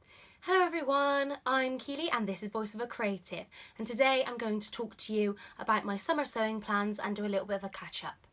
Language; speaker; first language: English; native; English